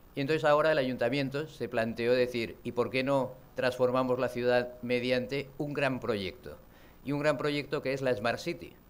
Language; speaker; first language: Spanish; native; Spanish